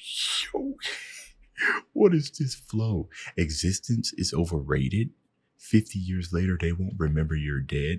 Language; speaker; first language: English; native; English